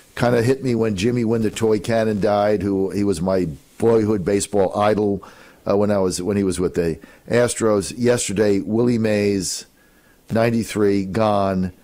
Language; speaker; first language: English; native; English